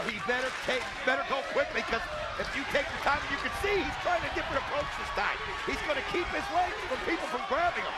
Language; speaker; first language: English; native; English